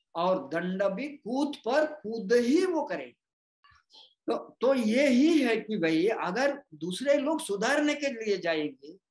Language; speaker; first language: Hindi; non-native, local second language; Gondi